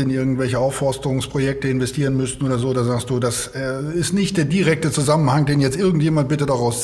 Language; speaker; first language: German; native; German